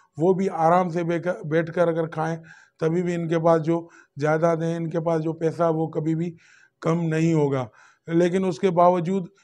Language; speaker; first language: Urdu; non-native, local second language; Sindhi